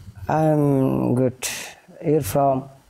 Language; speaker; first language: Hindi; non-native, fluent; Bangla